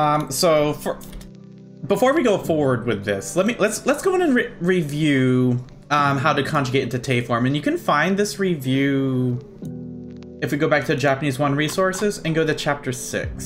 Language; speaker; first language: English; native; English